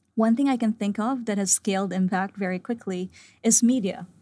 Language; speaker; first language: English; non-native, local second language; Filipino